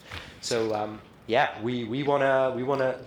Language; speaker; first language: English; non-native, local second language; Tamil